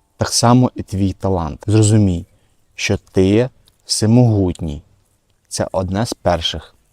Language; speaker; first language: Ukrainian; non-native, local second language; Russian